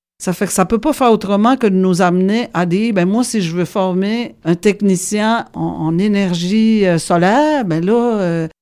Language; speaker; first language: French; native; French